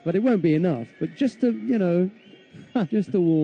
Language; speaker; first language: English; native; English